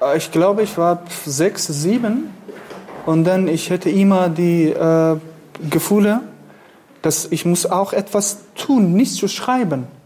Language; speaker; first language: German; non-native, learner; Kurdish